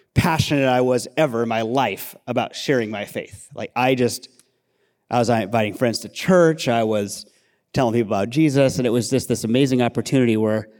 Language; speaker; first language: English; native; English